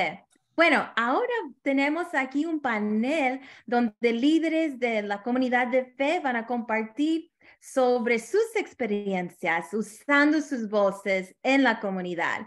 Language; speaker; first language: Spanish; early bilingual, heritage; Spanish